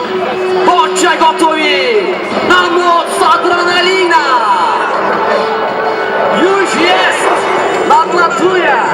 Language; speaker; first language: Polish; non-native, learner; Turkish